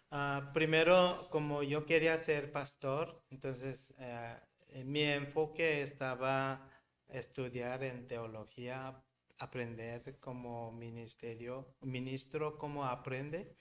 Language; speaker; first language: Spanish; non-native, learner; Korean